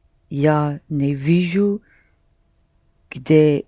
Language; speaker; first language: Russian; non-native, learner; English